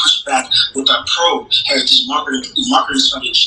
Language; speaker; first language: English; early bilingual, other home language; Igbo